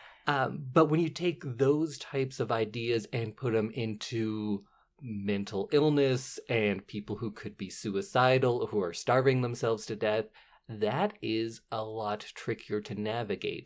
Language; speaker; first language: English; native; English